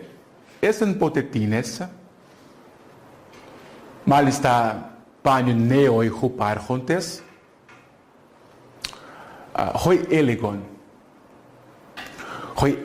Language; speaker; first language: Greek; non-native, fluent; Portuguese